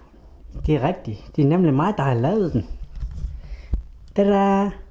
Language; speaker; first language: Danish; non-native, local second language; Kalaallisut